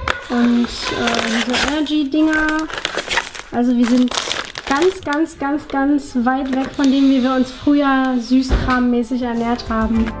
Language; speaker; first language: German; native; German